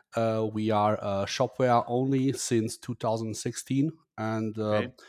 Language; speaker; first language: English; non-native, fluent; German